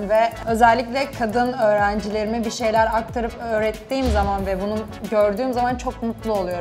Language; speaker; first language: Turkish; native; Turkish